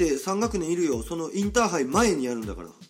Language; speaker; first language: Japanese; native; Japanese